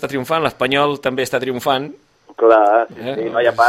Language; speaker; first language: Catalan; native; Catalan